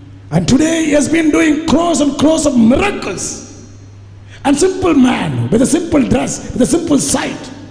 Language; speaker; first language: English; non-native, local second language; Tamil